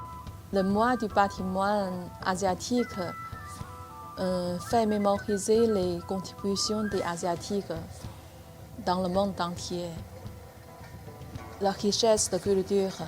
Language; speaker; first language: French; non-native, learner; Chinese